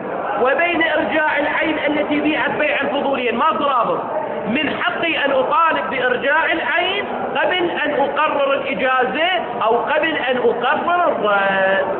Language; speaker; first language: Arabic; native; Arabic